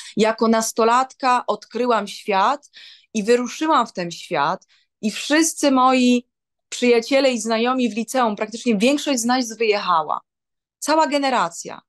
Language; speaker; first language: Polish; native; Polish